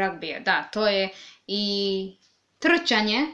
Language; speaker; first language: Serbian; non-native, learner; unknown